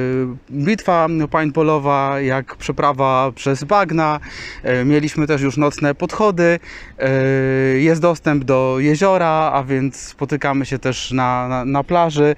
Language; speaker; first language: Polish; native; Polish